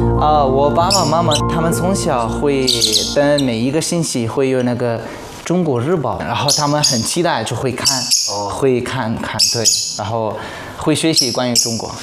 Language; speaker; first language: Chinese; non-native, fluent; Arabic